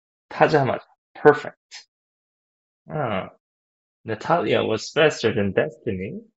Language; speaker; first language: English; non-native, fluent; Korean